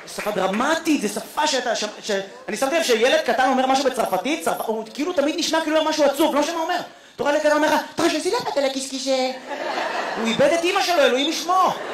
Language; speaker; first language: Hebrew; native; Hebrew